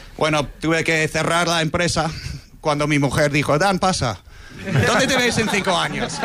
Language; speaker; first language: Spanish; non-native, fluent; English